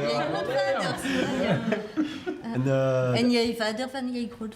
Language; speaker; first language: Dutch; non-native, local second language; French